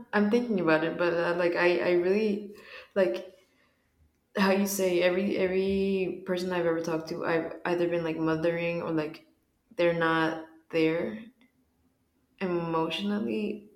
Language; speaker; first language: English; early bilingual, other home language; Spanish